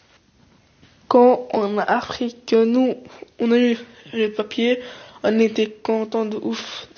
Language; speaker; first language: French; early bilingual, other home language; Arabic